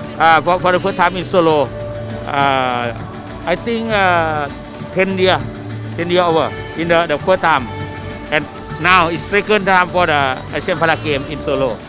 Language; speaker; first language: English; non-native, learner; Thai